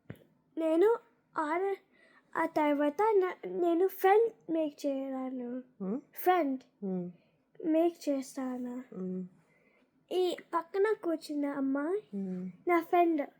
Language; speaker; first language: Telugu; early bilingual, heritage; Telugu